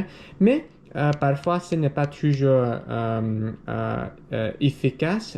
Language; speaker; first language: French; non-native, learner; English